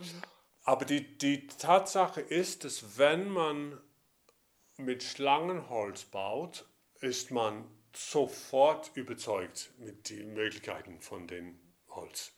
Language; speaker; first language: German; non-native, fluent; English